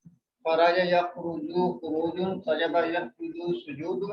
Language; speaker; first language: Arabic; non-native, learner; Urdu